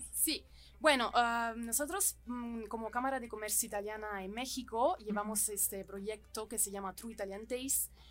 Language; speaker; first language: Spanish; non-native, fluent; Italian